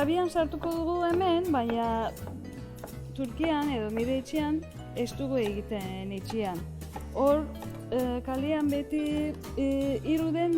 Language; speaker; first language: Basque; non-native, learner; Turkish